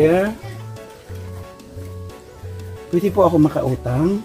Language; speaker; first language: Filipino; non-native, local second language; Waray